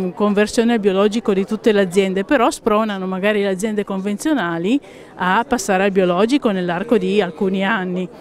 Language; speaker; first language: Italian; native; Italian